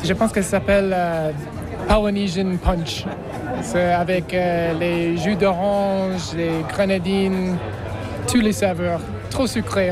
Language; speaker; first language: French; non-native, fluent; English